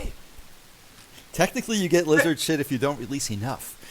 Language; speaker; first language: English; native; English